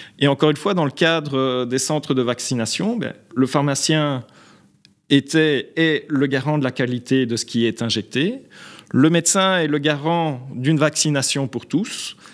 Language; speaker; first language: French; native; French